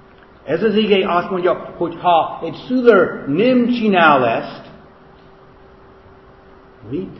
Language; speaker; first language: Hungarian; non-native, fluent; English